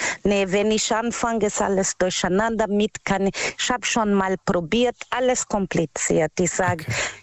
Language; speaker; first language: German; non-native, learner; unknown